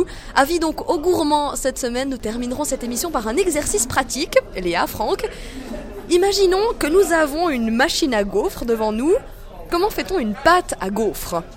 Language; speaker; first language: French; native; French